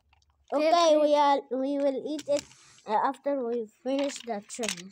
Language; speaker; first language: English; non-native, learner; Arabic